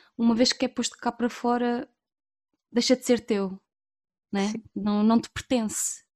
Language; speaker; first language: Portuguese; native; Portuguese